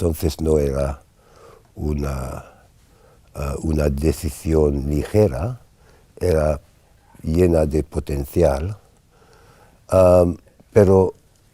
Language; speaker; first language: Spanish; non-native, fluent; English